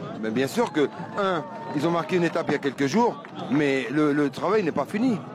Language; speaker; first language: French; early bilingual, other home language; Arabic